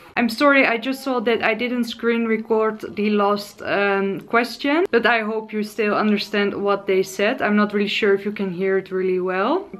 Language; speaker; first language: English; non-native, fluent; Dutch